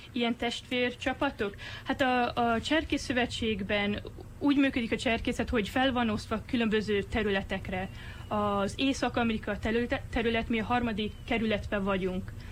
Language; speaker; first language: Hungarian; early bilingual, heritage; Hungarian